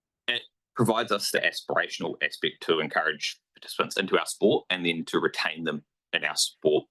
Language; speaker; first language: English; native; English